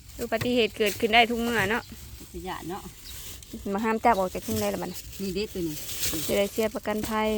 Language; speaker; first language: Thai; non-native, local second language; Northeastern Thai